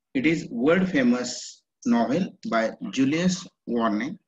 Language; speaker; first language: English; non-native, local second language; Marathi